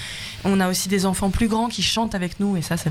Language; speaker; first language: French; native; French